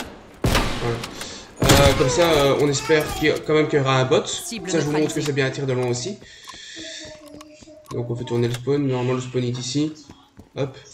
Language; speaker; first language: French; native; French